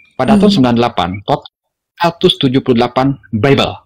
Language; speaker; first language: Indonesian; native; Indonesian